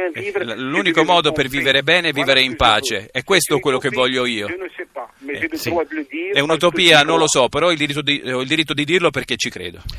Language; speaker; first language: Italian; non-native, fluent; Arabic